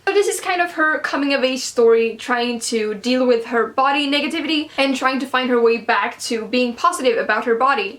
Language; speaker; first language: English; non-native, fluent; Swedish